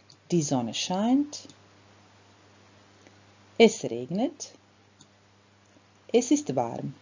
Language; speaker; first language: German; non-native, fluent; Croatian